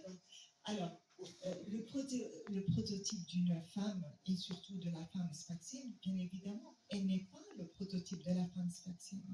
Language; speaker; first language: French; non-native, local second language; Arabic